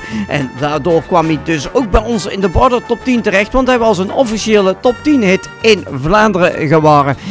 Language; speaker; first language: Dutch; native; Dutch